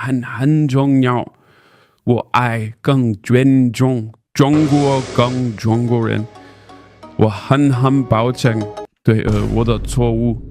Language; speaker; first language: Chinese; non-native, learner; English